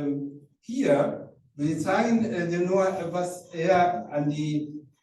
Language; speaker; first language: German; non-native, learner; Rundi